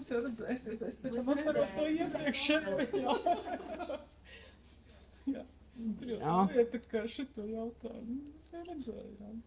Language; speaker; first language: Latvian; native; Latvian